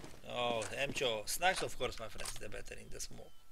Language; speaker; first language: English; non-native, learner; Polish